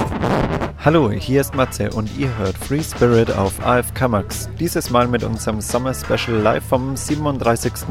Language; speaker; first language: German; native; German